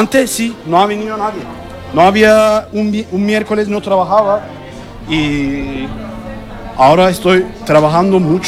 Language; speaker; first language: Spanish; non-native, learner; Turkish